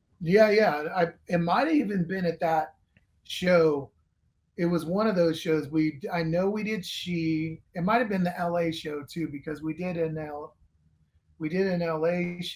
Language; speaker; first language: English; native; English